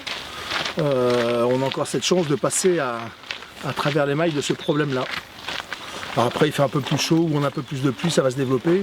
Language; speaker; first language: French; native; French